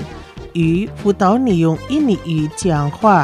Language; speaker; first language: Chinese; non-native, fluent; Indonesian